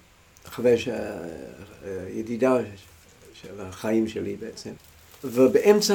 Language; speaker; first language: Hebrew; non-native, fluent; English